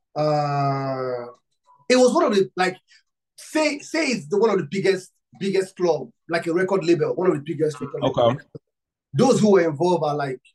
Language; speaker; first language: English; non-native, local second language; Yoruba